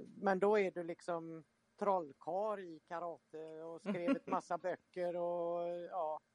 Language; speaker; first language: Swedish; native; Swedish